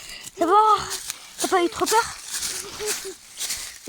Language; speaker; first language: French; native; French